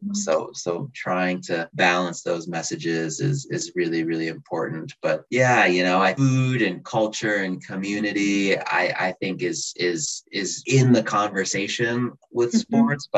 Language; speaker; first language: English; native; English